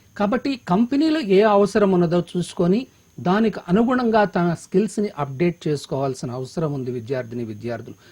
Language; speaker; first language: Telugu; native; Telugu